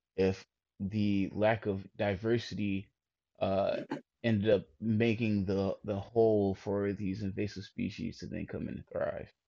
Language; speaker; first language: English; native; English